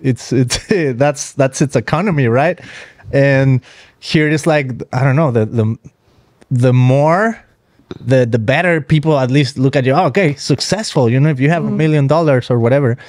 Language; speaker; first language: English; non-native, fluent; Spanish